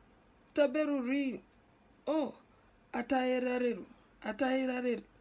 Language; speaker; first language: Japanese; non-native, learner; Ganda